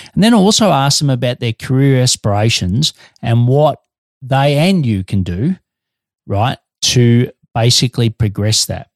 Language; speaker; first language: English; native; English